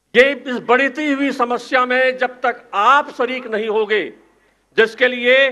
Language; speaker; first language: Hindi; native; Hindi